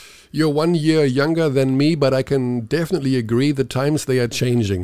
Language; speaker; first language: English; non-native, fluent; German